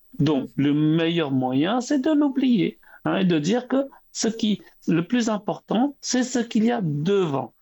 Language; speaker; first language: French; early bilingual, other home language; Khmer